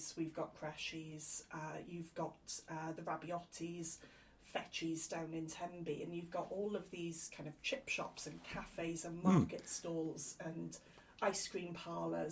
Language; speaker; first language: English; native; English